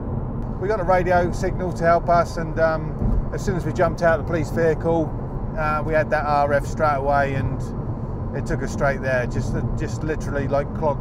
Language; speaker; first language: English; native; English